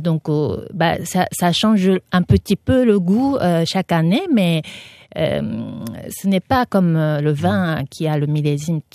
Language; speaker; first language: French; non-native, fluent; Japanese